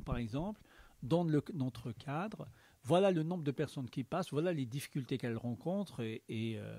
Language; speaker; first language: French; native; French